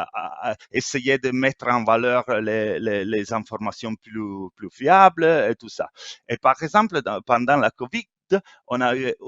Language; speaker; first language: French; non-native, fluent; Italian